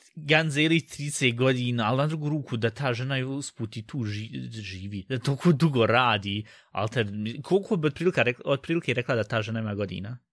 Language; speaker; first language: Bosnian; early bilingual, heritage; Bosnian